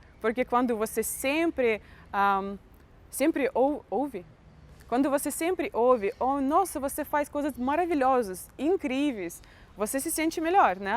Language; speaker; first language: Portuguese; non-native, fluent; Russian